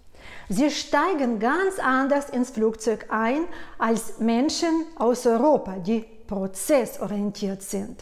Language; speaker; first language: German; non-native, fluent; Russian